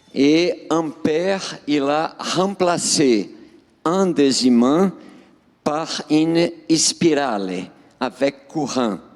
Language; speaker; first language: French; non-native, fluent; Portuguese